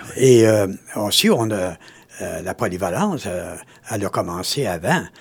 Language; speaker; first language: French; native; French